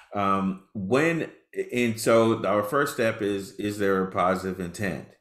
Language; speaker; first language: English; native; English